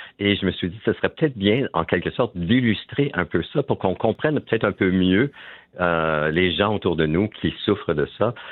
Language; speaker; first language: French; native; French